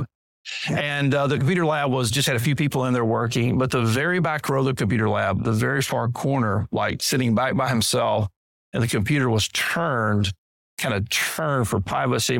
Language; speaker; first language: English; native; English